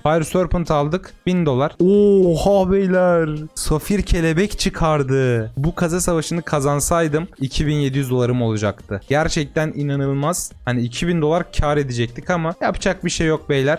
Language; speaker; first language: Turkish; native; Turkish